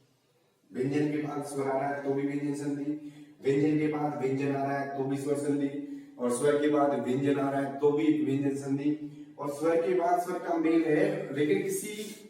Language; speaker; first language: Hindi; native; Hindi